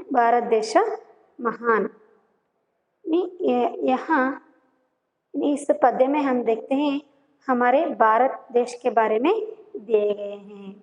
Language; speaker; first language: Hindi; non-native, local second language; Kannada